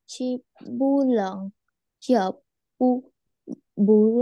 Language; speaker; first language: Chinese; non-native, learner; Vietnamese